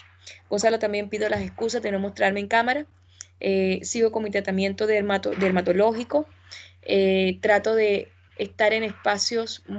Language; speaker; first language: Spanish; native; Spanish